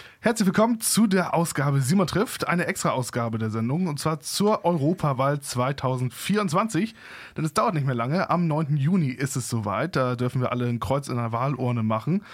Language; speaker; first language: German; native; German